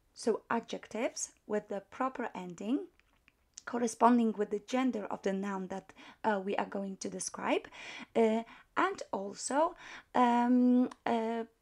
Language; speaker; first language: English; non-native, fluent; Polish